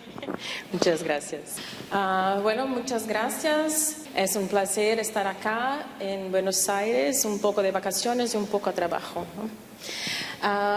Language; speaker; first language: Spanish; non-native, fluent; Portuguese